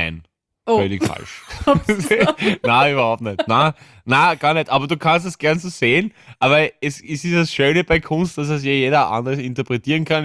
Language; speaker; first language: German; native; German